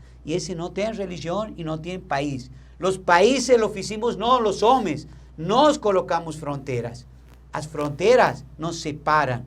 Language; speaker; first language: Portuguese; non-native, learner; Spanish